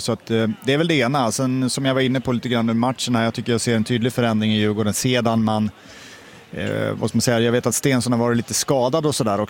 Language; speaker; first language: Swedish; native; Swedish